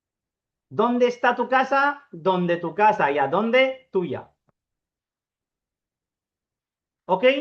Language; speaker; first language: Spanish; non-native, fluent; Urdu